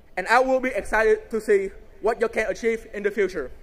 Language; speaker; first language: English; non-native, fluent; Vietnamese